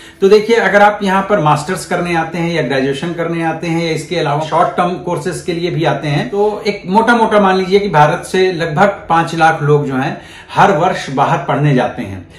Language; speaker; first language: Hindi; native; Hindi